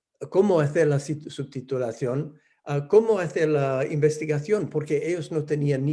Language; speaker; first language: Spanish; non-native, fluent; English